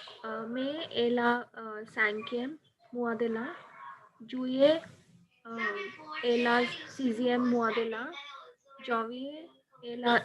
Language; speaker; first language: French; non-native, learner; Hindi